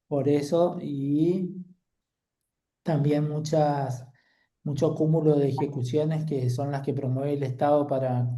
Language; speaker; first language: Spanish; native; Spanish